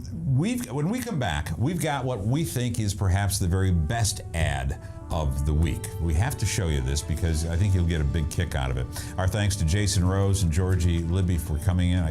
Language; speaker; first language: English; native; English